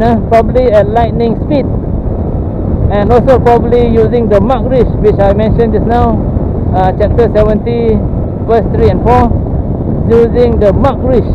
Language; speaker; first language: English; non-native, local second language; Malay